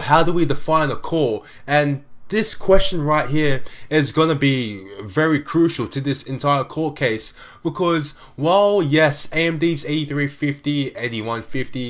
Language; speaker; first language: English; native; English